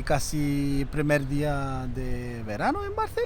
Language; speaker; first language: Spanish; non-native, fluent; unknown